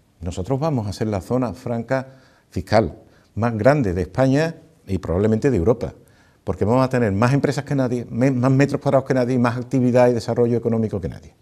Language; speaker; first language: Spanish; native; Spanish